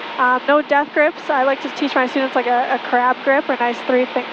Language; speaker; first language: English; native; English